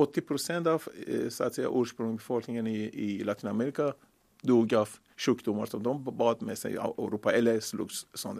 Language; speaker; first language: Swedish; non-native, fluent; Persian